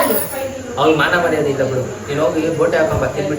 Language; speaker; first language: Kannada; native; Kannada